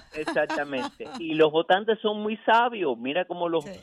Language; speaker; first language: Spanish; early bilingual, heritage; Spanish